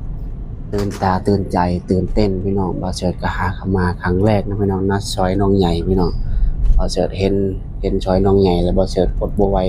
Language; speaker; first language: Thai; non-native, local second language; Lao